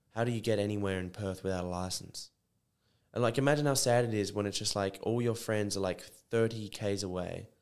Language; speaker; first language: English; native; English